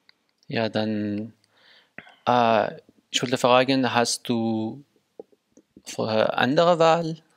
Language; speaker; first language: German; non-native, learner; Persian